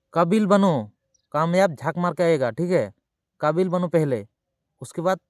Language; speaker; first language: Hindi; non-native, local second language; Bangla